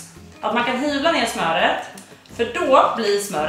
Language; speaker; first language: Swedish; native; Swedish